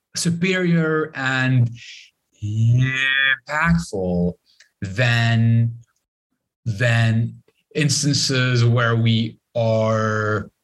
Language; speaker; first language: English; non-native, fluent; Arabic